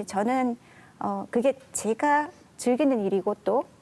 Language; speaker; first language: Korean; native; Korean